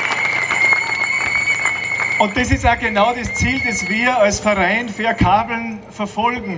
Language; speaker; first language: German; native; German